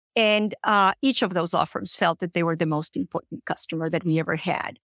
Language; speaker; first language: English; non-native, fluent; Spanish